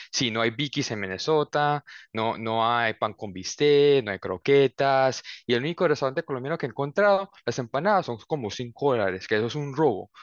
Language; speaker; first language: Spanish; early bilingual, heritage; Spanish